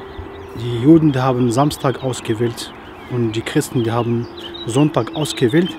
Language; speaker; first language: German; non-native, fluent; Arabic